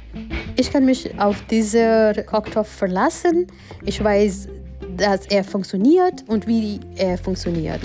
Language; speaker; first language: German; non-native, fluent; Gujarati